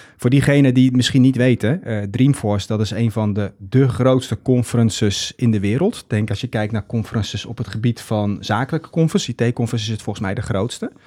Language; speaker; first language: Dutch; native; Dutch